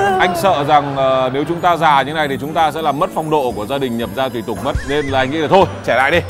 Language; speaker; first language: Vietnamese; native; Vietnamese